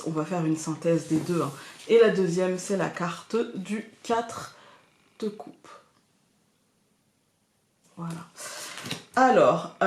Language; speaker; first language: French; native; French